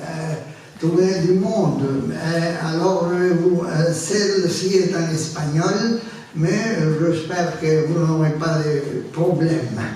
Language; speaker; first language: French; non-native, fluent; Spanish